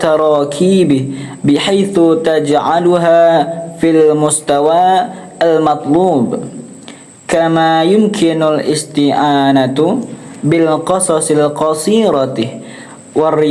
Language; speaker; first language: Arabic; non-native, learner; Indonesian